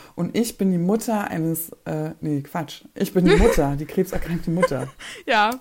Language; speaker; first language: German; early bilingual, other home language; Polish